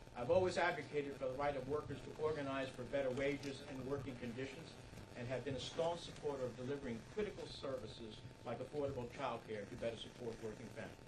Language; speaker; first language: English; early bilingual, other home language; Spanish